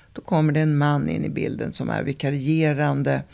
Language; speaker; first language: Swedish; early bilingual, other home language; Italian